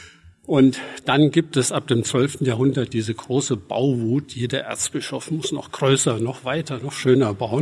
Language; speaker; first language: German; native; German